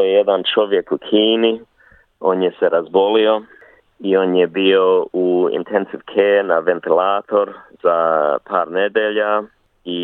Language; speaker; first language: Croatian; early bilingual, heritage; Bosnian